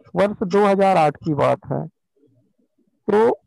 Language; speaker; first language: Hindi; native; Hindi